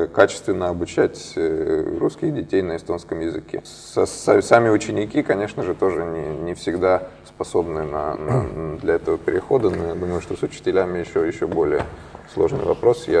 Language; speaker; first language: Russian; native; Russian